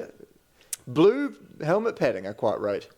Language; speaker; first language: English; native; English